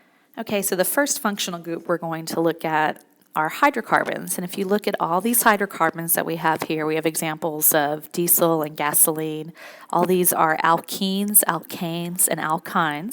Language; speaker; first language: English; native; English